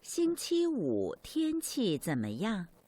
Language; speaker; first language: Chinese; non-native, learner; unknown